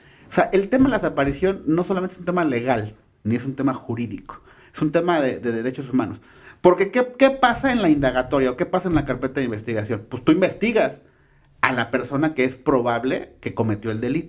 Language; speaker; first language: Spanish; native; Spanish